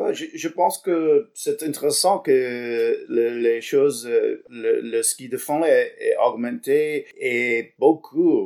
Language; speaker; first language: French; non-native, learner; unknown